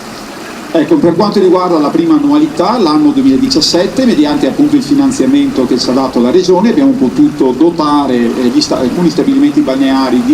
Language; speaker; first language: Italian; native; Italian